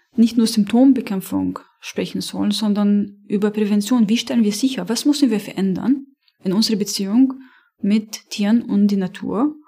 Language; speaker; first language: German; non-native, fluent; Arabic